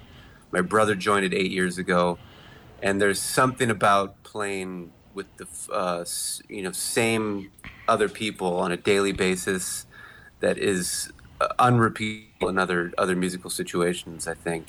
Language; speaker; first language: English; native; English